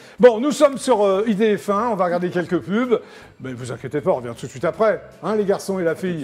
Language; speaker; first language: French; native; French